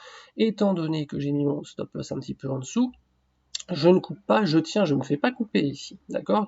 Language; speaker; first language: French; native; French